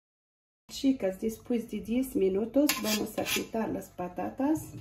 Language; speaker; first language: Spanish; non-native, fluent; Arabic